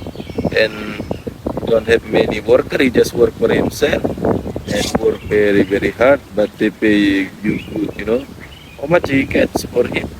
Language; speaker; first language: English; non-native, learner; Indonesian